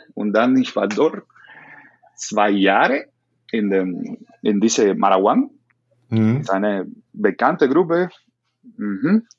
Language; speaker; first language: German; non-native, learner; Spanish